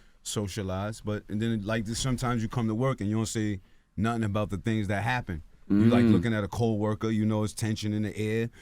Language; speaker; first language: English; native; English